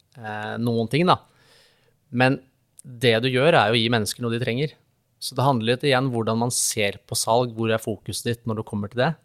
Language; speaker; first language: Norwegian; native; Norwegian